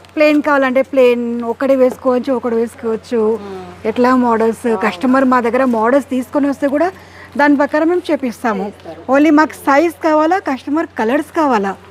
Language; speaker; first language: Telugu; non-native, local second language; Urdu